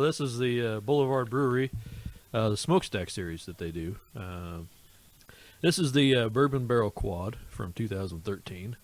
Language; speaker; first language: English; native; English